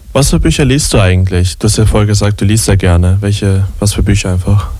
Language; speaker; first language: German; native; German